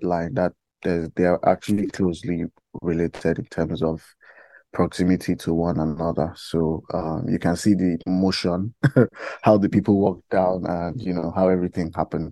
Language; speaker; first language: English; non-native, local second language; Yoruba